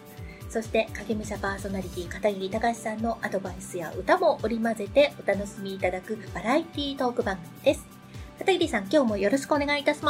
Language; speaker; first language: Japanese; native; Japanese